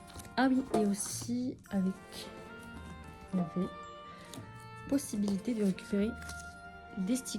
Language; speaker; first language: French; native; French